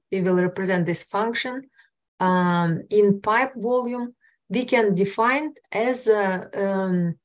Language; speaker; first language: English; non-native, fluent; Russian